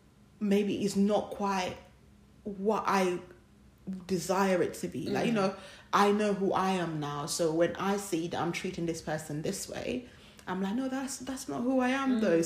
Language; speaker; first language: English; non-native, local second language; Ganda